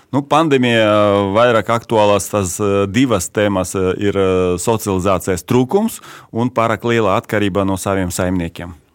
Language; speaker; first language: Latvian; non-native, local second language; Russian